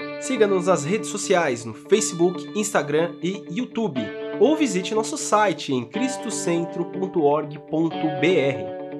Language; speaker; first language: Portuguese; native; Portuguese